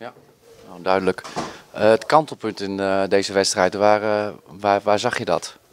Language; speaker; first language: Dutch; native; Dutch